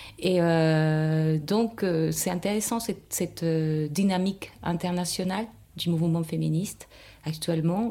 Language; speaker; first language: French; non-native, fluent; Spanish